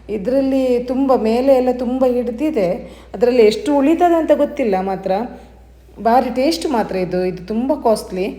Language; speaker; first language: Kannada; non-native, local second language; Tulu